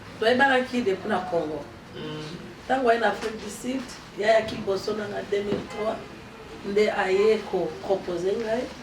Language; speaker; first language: Lingala; native; Lingala